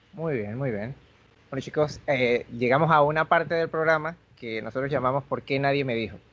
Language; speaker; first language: Spanish; native; Spanish